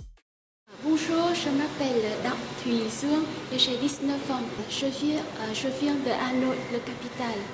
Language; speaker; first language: French; non-native, fluent; Vietnamese